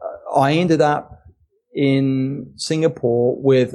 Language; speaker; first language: English; native; English